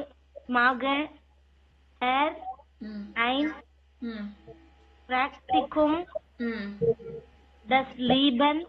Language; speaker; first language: German; non-native, learner; Tamil